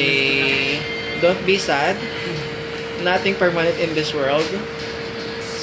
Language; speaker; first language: English; non-native, local second language; Filipino